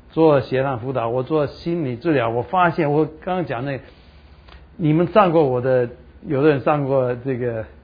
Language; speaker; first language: Chinese; non-native, fluent; English